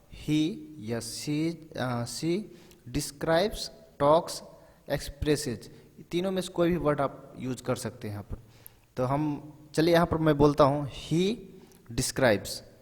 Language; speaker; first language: Hindi; native; Hindi